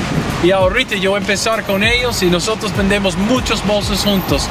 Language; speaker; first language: Spanish; non-native, learner; English